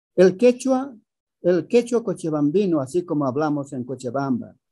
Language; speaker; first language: Spanish; early bilingual, other home language; Aymara